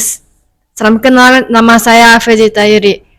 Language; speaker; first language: Indonesian; non-native, learner; Japanese